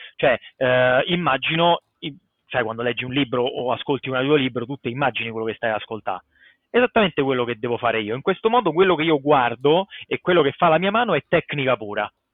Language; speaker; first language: Italian; native; Italian